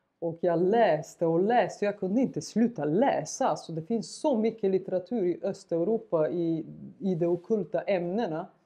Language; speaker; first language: Swedish; non-native, fluent; Bulgarian